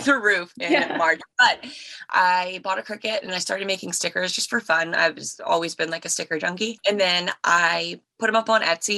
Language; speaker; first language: English; native; English